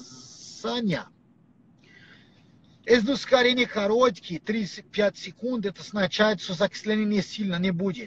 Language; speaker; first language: Russian; non-native, learner; Portuguese